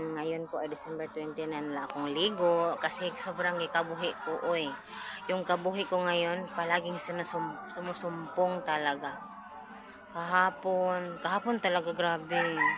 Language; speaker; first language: Filipino; non-native, local second language; Cebuano